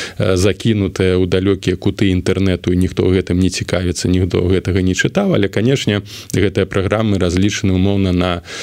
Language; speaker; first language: Belarusian; non-native, local second language; Russian